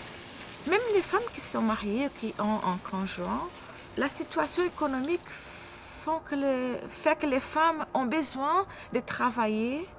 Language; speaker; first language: French; non-native, fluent; Portuguese